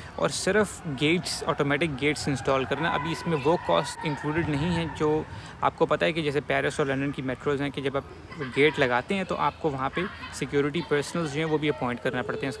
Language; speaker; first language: Urdu; native; Urdu